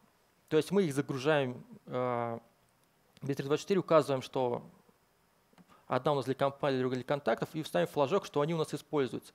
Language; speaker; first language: Russian; native; Russian